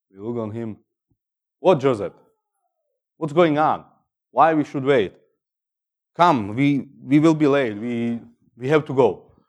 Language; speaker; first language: English; non-native, fluent; Slovak